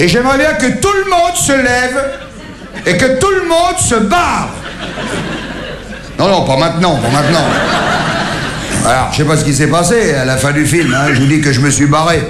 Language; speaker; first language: French; native; French